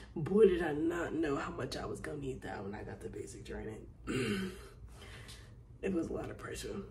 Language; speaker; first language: English; native; English